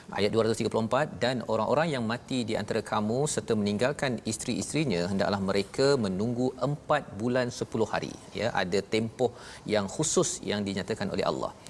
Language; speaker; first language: Malay; native; Malay